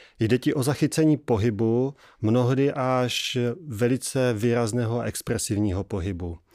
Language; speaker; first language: Czech; native; Czech